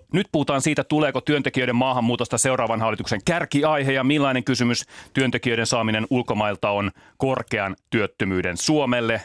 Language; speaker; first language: Finnish; native; Finnish